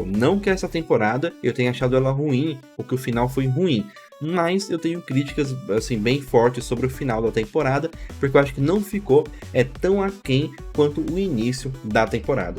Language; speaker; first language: Portuguese; native; Portuguese